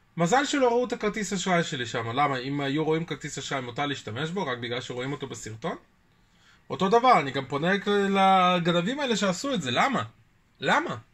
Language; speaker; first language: Hebrew; early bilingual, other home language; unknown